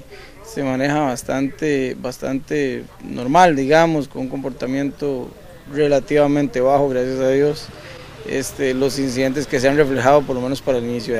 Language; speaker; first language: Spanish; native; Spanish